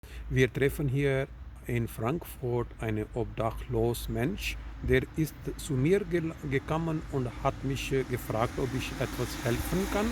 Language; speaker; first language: German; non-native, learner; Urdu